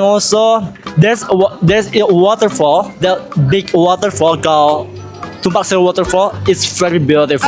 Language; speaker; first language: English; non-native, learner; Indonesian